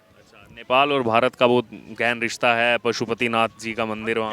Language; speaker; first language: Hindi; native; Hindi